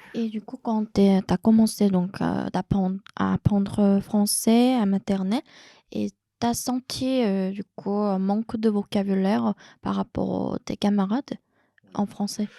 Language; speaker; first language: French; non-native, fluent; Korean